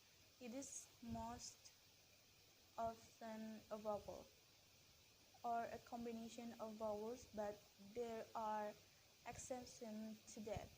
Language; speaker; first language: English; non-native, learner; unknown